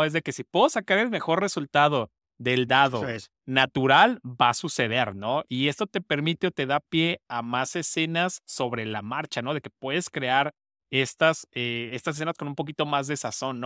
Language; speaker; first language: Spanish; native; Spanish